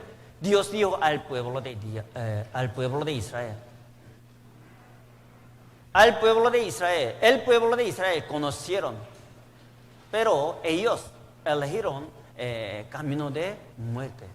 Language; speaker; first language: Spanish; non-native, learner; Korean